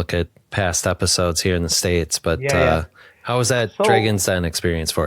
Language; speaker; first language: English; native; English